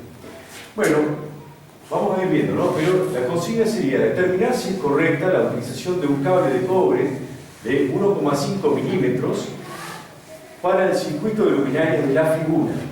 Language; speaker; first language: Spanish; native; Spanish